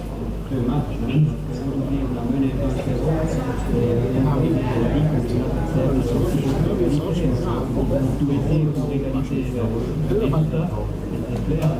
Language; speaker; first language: French; non-native, fluent; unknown